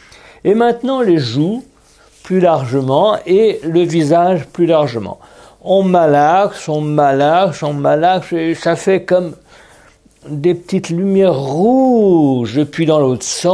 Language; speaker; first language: French; native; French